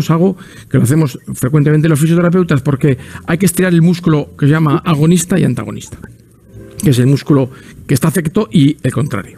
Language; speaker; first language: Spanish; native; Spanish